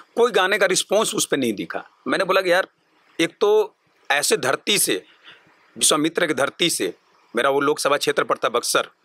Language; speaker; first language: Hindi; native; Hindi